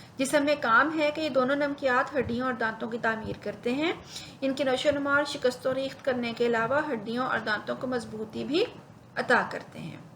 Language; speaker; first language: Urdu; native; Urdu